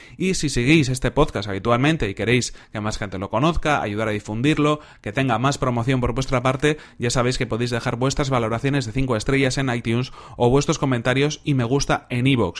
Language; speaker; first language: Spanish; native; Spanish